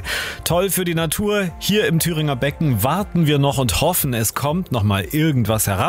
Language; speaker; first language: German; native; German